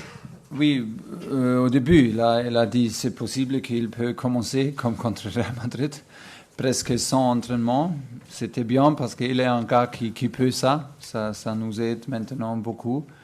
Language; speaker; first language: French; non-native, fluent; German